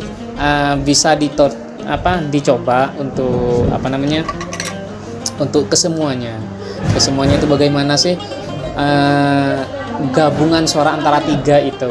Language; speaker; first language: Indonesian; non-native, local second language; Madurese